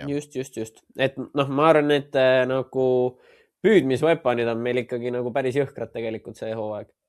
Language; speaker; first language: Estonian; native; Estonian